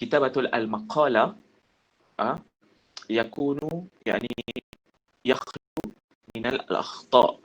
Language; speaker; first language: Arabic; non-native, fluent; Malay